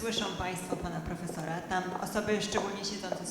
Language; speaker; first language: Polish; native; Polish